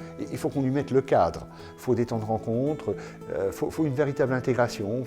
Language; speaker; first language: French; native; French